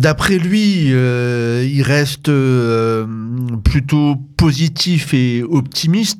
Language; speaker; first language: French; native; French